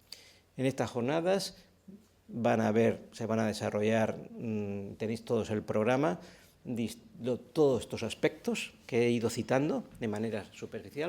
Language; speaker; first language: Spanish; native; Spanish